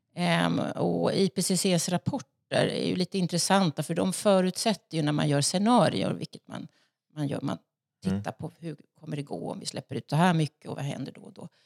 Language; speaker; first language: Swedish; native; Swedish